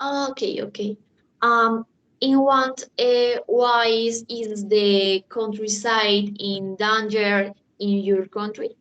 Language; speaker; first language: English; non-native, learner; Spanish